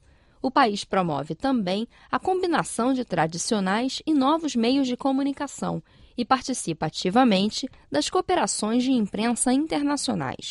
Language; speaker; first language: Portuguese; non-native, fluent; Chinese